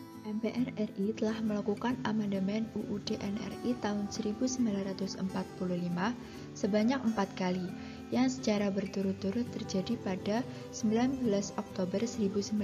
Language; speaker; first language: Indonesian; native; Indonesian